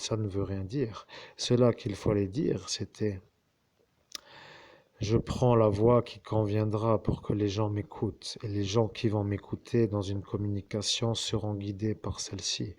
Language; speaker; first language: French; native; French